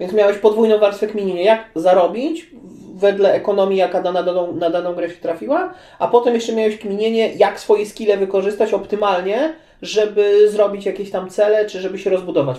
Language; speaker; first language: Polish; native; Polish